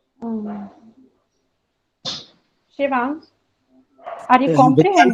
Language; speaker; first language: English; non-native, learner; Hindi